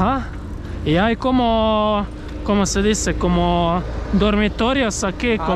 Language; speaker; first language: Spanish; non-native, learner; Croatian